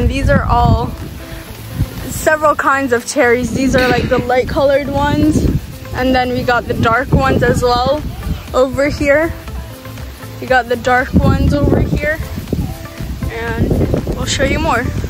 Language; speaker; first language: English; early bilingual, other home language; Persian